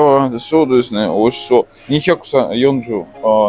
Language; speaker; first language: Japanese; non-native, learner; Russian